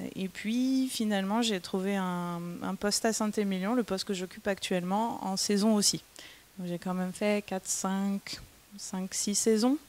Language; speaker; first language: French; native; French